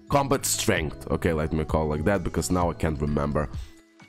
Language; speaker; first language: English; non-native, fluent; Croatian